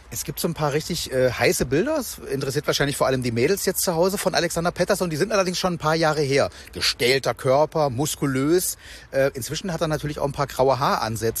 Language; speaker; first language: German; native; German